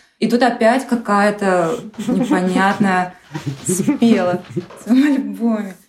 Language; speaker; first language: Russian; native; Russian